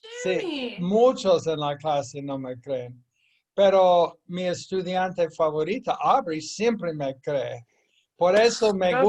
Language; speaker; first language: Spanish; non-native, fluent; English